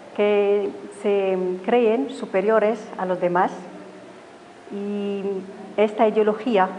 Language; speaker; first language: Spanish; non-native, learner; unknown